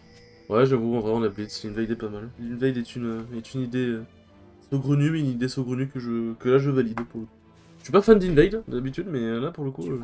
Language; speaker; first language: French; native; French